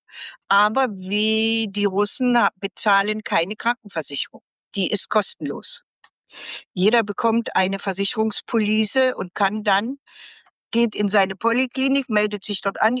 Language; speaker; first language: German; native; German